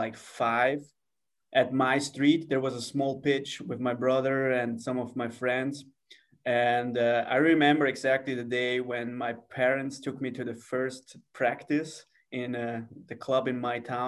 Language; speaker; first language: English; non-native, fluent; Swiss German